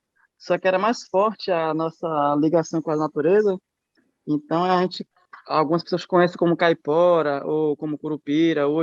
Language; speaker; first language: Portuguese; native; Portuguese